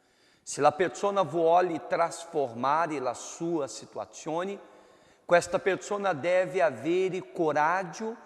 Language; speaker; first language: Italian; non-native, fluent; Portuguese